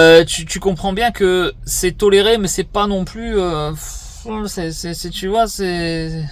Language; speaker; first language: French; native; French